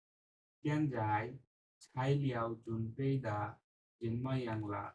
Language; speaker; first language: Chinese; non-native, learner; Bangla